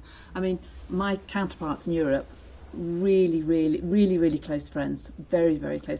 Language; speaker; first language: English; native; English